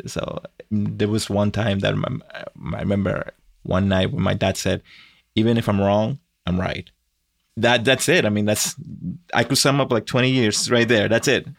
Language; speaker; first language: English; non-native, fluent; Spanish